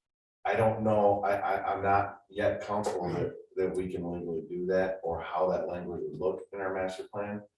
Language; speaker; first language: English; native; English